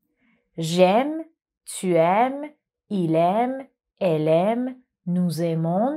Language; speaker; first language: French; non-native, fluent; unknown